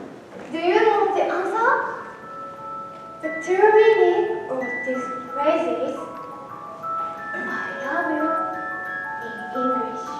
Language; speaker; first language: English; non-native, learner; Japanese